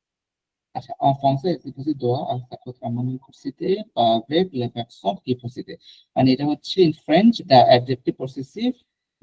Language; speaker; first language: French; non-native, fluent; Bangla